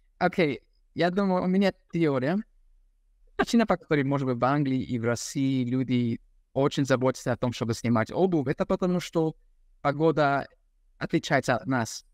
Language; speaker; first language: Russian; non-native, fluent; English